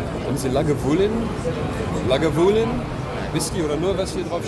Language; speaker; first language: German; non-native, fluent; English